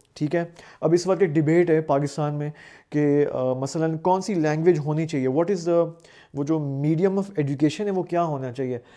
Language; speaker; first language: Urdu; native; Urdu